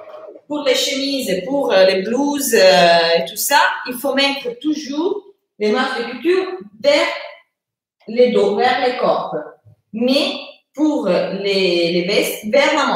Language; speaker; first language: French; non-native, fluent; Italian